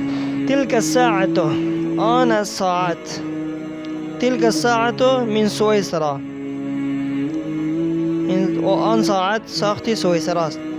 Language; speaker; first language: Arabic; non-native, fluent; Persian